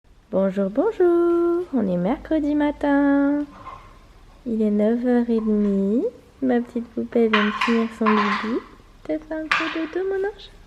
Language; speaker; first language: French; native; French